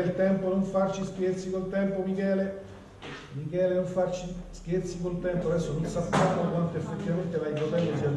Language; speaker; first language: Italian; native; Italian